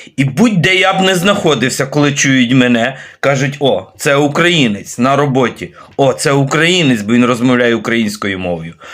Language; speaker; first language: Ukrainian; native; Ukrainian